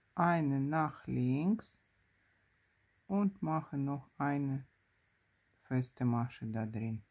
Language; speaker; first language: German; non-native, fluent; Russian